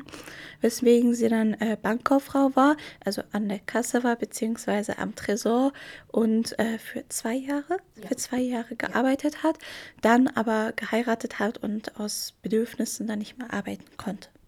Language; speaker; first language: German; early bilingual, other home language; Arabic